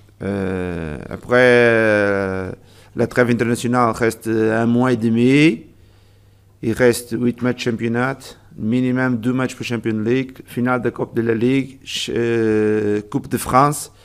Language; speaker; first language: French; non-native, learner; Portuguese